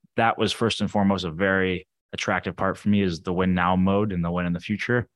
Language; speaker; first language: English; native; English